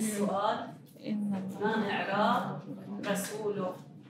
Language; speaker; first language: Arabic; native; Arabic